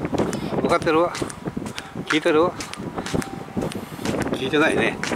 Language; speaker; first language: Japanese; native; Japanese